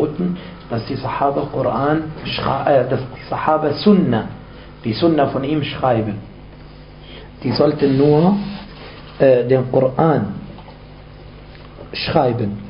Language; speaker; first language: German; non-native, fluent; Arabic